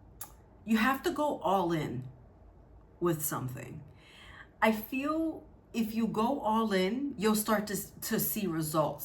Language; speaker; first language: English; native; English